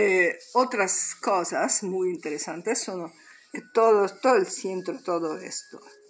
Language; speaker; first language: Spanish; non-native, learner; Italian